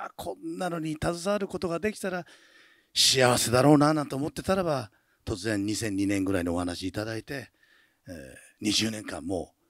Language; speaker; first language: Japanese; native; Japanese